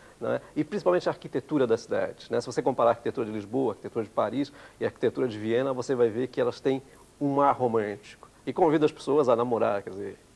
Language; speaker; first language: Portuguese; early bilingual, other home language; Italian